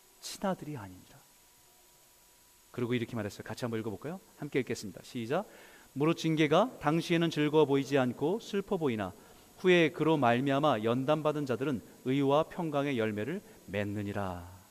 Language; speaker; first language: Korean; native; Korean